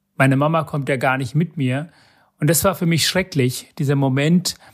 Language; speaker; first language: German; non-native, fluent; Sinhala